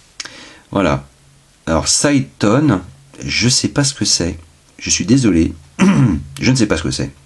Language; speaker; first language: French; native; French